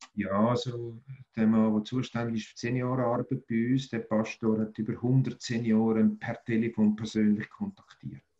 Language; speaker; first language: German; native; German